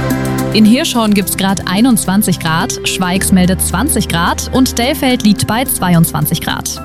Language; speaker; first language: German; native; German